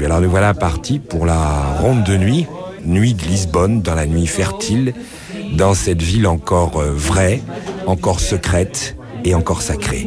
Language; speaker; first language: French; native; French